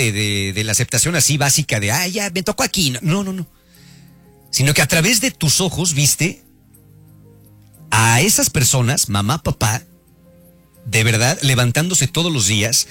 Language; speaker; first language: Spanish; native; Spanish